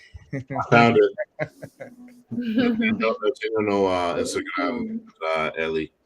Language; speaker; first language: Portuguese; non-native, learner; English